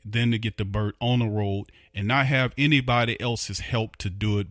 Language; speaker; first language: English; native; English